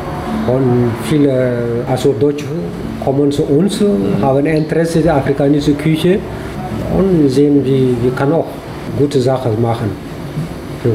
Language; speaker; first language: German; non-native, learner; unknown